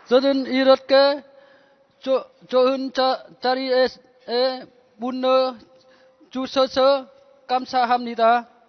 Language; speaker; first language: Korean; non-native, learner; Vietnamese